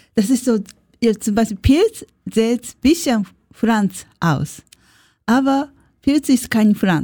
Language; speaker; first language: German; non-native, learner; Japanese